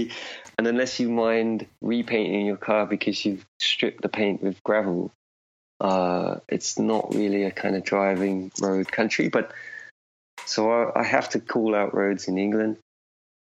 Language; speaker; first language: English; native; English